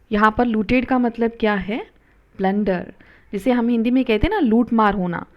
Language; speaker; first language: Hindi; non-native, local second language; Marathi